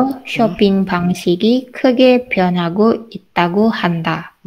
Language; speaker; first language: Korean; non-native, learner; Indonesian